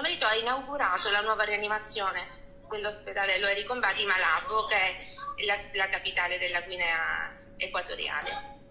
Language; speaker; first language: Italian; native; Italian